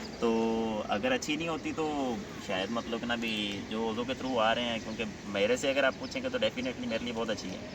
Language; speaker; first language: Urdu; non-native, local second language; Punjabi